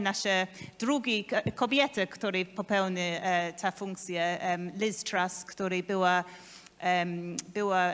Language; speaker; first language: Polish; non-native, learner; English